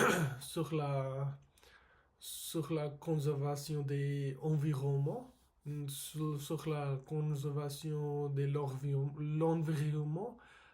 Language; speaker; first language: French; non-native, learner; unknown